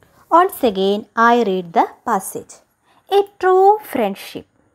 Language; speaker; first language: English; non-native, local second language; Malayalam